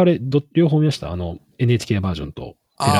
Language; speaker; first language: Japanese; native; Japanese